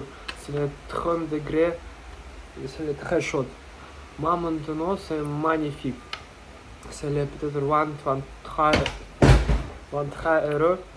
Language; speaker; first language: French; non-native, learner; Russian